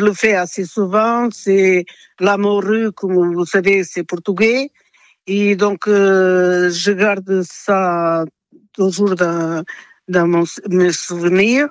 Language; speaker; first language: French; non-native, fluent; Portuguese